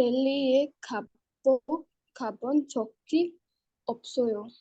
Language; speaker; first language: Korean; non-native, learner; Hindi